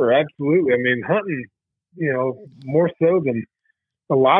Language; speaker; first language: English; native; English